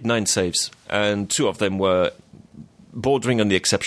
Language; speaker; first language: English; non-native, fluent; French